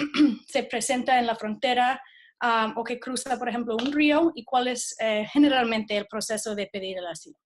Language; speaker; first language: Spanish; non-native, fluent; English